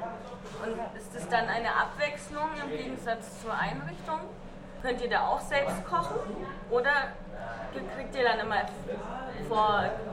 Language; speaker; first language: German; native; German